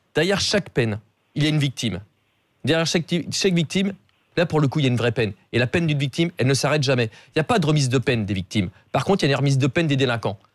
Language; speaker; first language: French; native; French